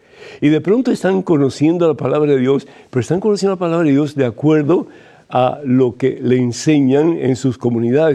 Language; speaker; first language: Spanish; native; Spanish